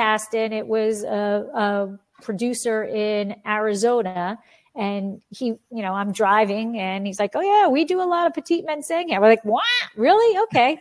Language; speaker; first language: English; native; English